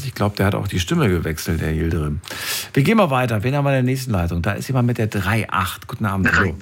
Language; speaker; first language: German; native; German